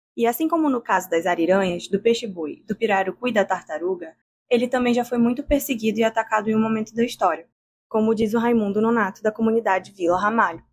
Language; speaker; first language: Portuguese; native; Portuguese